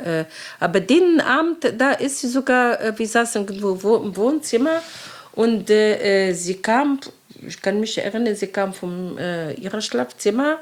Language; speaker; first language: German; non-native, fluent; Arabic